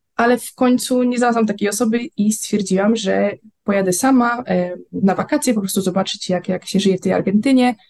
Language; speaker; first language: Polish; native; Polish